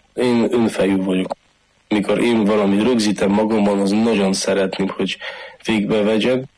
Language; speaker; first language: Hungarian; non-native, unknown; Polish